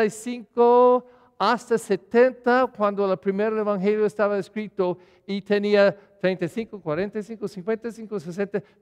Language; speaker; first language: Spanish; non-native, learner; English